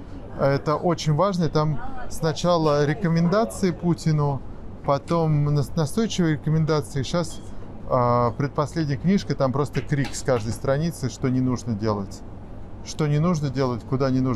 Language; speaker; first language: Russian; native; Russian